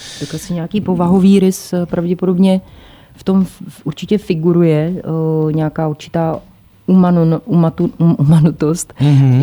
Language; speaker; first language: Czech; native; Czech